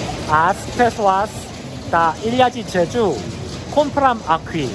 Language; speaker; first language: Portuguese; non-native, learner; Korean